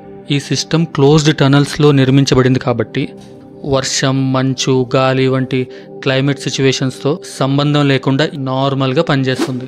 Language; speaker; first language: Telugu; native; Telugu